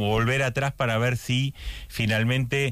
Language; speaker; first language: Spanish; native; Spanish